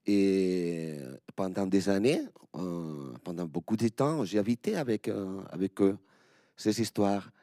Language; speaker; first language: French; non-native, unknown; Spanish